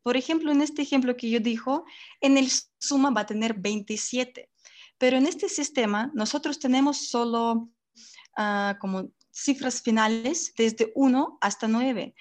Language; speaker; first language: Spanish; non-native, learner; Russian